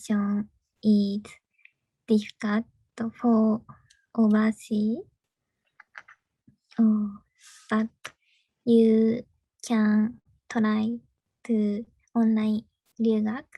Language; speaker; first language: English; non-native, learner; Japanese